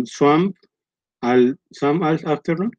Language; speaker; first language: English; non-native, learner; Spanish